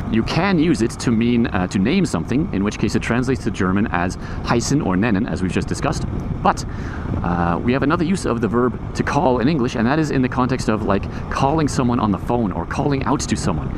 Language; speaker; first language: English; native; English